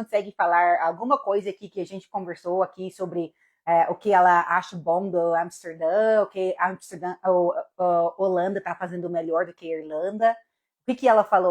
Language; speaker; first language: Portuguese; non-native, fluent; English